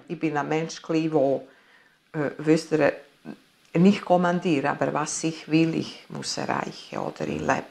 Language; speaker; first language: German; non-native, fluent; Italian